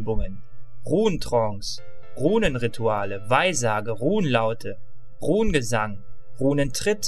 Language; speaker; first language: German; native; German